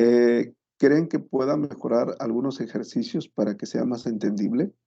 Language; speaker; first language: Spanish; native; Spanish